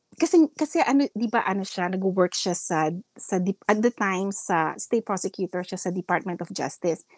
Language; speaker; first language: English; non-native, local second language; Filipino